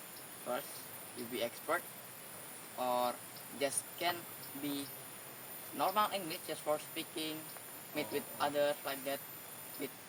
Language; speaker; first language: English; non-native, learner; Indonesian